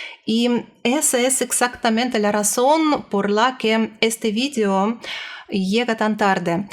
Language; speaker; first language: Spanish; non-native, learner; Russian